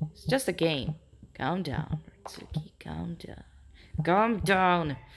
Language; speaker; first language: English; non-native, learner; Portuguese